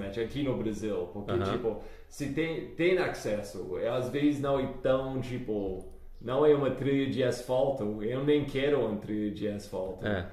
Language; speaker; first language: Portuguese; non-native, fluent; English